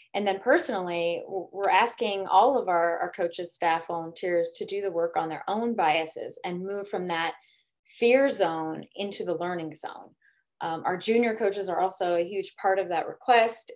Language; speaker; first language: English; native; English